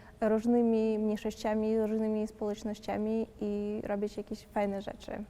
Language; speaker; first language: Polish; non-native, fluent; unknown